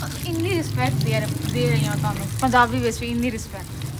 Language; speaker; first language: Punjabi; early bilingual, heritage; Urdu